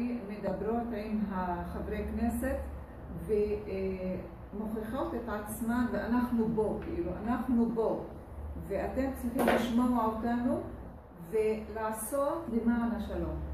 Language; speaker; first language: Hebrew; non-native, local second language; Arabic